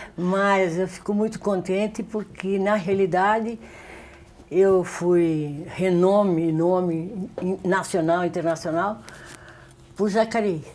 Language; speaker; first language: Portuguese; early bilingual, other home language; Spanish